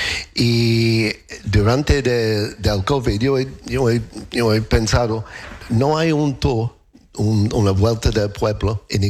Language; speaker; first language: Spanish; non-native, learner; English